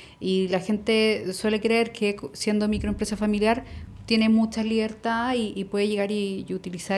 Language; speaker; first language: Spanish; native; Spanish